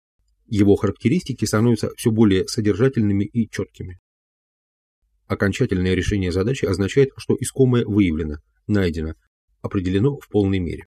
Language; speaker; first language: Russian; native; Russian